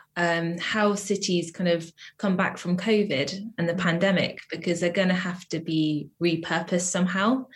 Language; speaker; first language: English; native; English